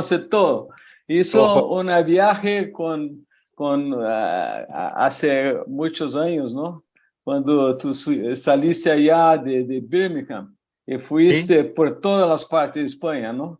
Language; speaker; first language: Spanish; non-native, fluent; Portuguese